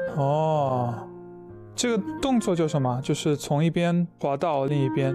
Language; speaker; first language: Chinese; non-native, fluent; Spanish